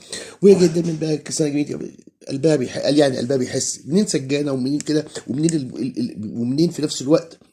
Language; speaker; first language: Arabic; native; Arabic